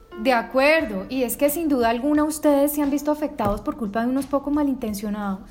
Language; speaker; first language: Spanish; native; Spanish